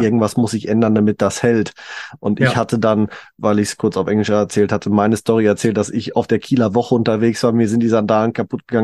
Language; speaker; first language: German; native; German